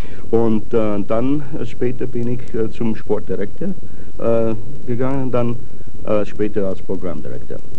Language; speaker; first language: German; non-native, fluent; English